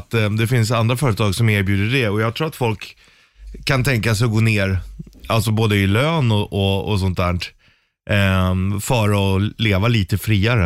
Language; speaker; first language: Swedish; native; Swedish